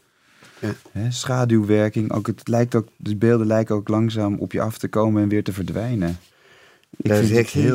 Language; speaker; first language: Dutch; native; Dutch